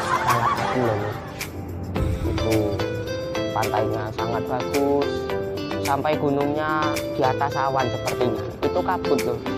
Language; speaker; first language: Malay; non-native, local second language; Javanese